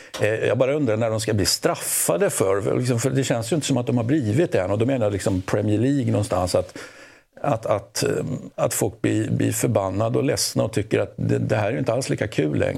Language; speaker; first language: Swedish; native; Swedish